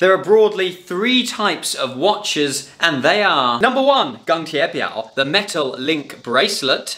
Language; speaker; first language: English; native; English